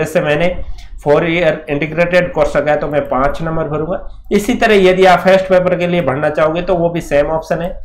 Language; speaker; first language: Hindi; native; Hindi